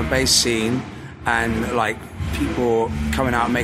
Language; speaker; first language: English; native; English